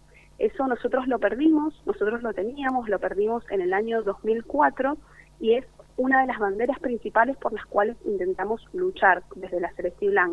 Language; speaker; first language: Spanish; native; Spanish